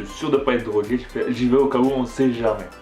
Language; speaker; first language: French; native; French